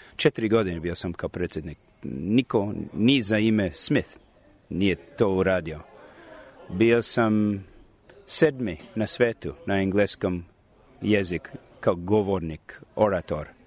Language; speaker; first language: Croatian; non-native, learner; English